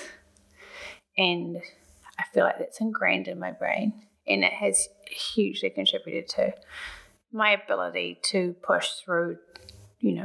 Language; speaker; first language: English; native; English